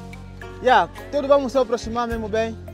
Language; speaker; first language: Vietnamese; non-native, learner; Portuguese